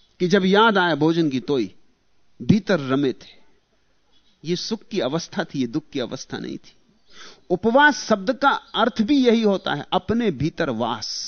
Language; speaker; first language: Hindi; native; Hindi